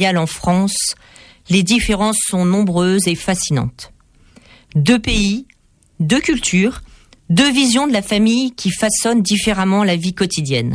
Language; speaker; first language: French; native; French